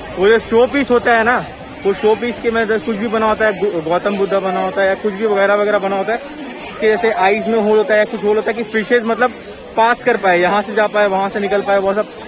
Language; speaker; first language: Hindi; non-native, local second language; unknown